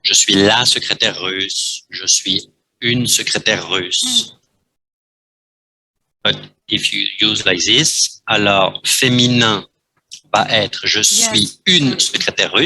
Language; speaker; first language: French; non-native, fluent; Vietnamese